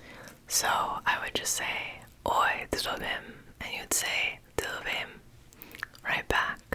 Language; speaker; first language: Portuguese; non-native, learner; English